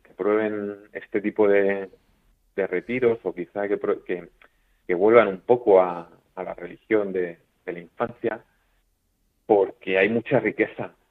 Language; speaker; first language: Spanish; native; Spanish